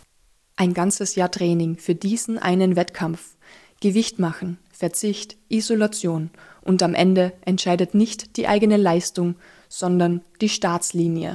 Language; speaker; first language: German; native; German